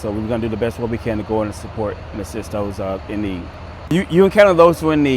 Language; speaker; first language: English; native; English